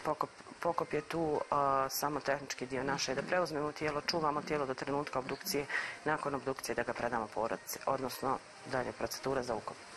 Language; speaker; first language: Croatian; native; Croatian